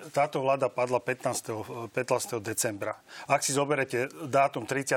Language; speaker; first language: Slovak; native; Slovak